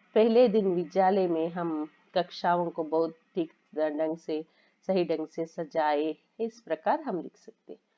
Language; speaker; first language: Hindi; non-native, local second language; Telugu